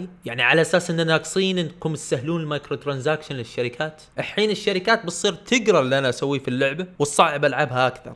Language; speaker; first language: Arabic; native; Arabic